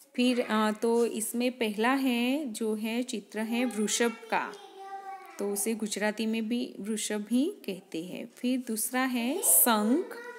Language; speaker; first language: Hindi; non-native, local second language; Gujarati